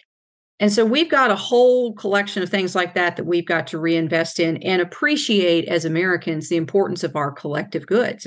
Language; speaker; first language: English; native; English